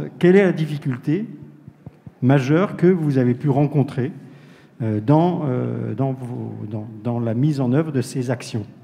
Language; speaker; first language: French; native; French